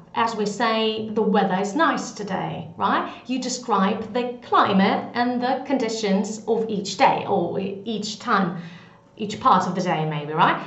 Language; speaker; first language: English; non-native, fluent; Greek